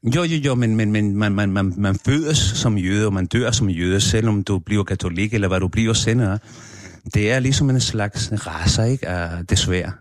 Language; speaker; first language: Danish; non-native, fluent; Spanish